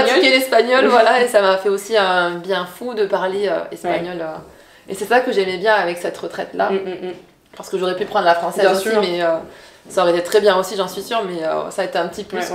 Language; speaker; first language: French; native; French